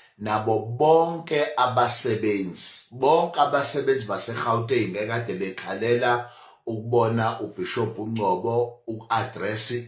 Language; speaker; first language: Zulu; native; Zulu